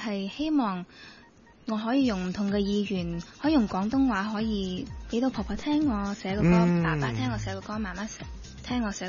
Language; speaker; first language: Cantonese; early bilingual, heritage; Cantonese